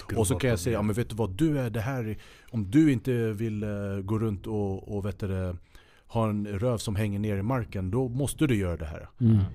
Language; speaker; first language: Swedish; native; Swedish